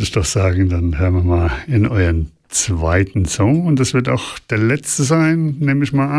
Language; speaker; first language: German; native; German